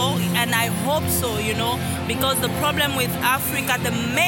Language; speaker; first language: English; non-native, fluent; French